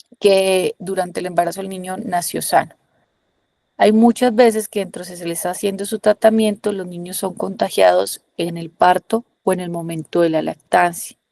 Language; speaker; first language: Spanish; native; Spanish